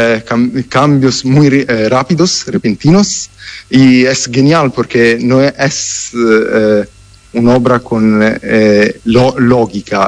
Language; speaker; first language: Spanish; non-native, fluent; Italian